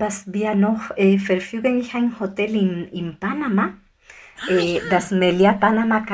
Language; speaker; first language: German; non-native, fluent; Spanish